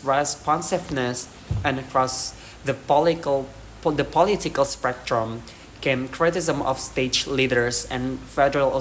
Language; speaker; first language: English; non-native, learner; Indonesian